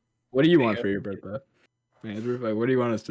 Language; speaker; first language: English; native; English